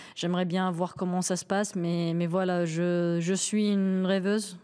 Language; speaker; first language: French; non-native, local second language; Arabic